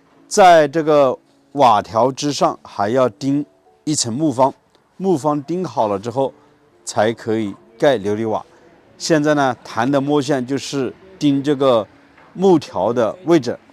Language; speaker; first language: Chinese; native; Chinese